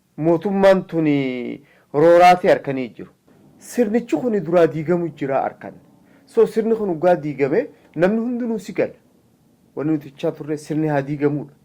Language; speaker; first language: Oromo; native; Oromo